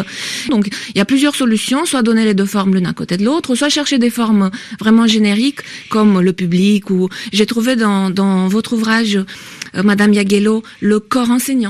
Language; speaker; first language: French; native; French